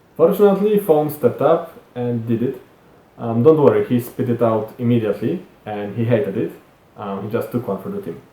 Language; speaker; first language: English; non-native, fluent; Polish